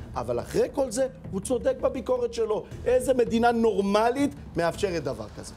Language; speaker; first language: Hebrew; native; Hebrew